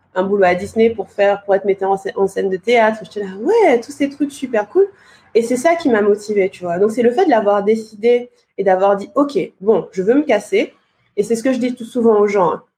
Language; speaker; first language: French; native; French